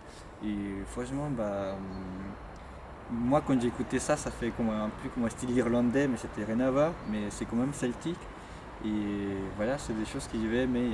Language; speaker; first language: French; non-native, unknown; Spanish